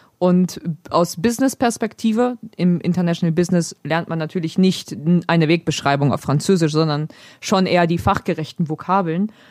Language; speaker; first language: German; early bilingual, other home language; Polish